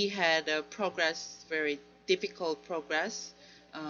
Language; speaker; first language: English; non-native, learner; Korean